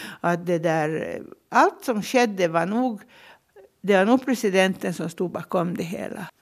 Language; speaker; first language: Swedish; native; Swedish